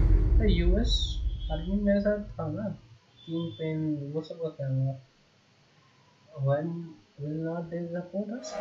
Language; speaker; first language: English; non-native, learner; Hindi